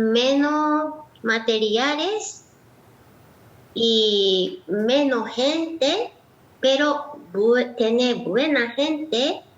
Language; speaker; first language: Spanish; non-native, learner; Japanese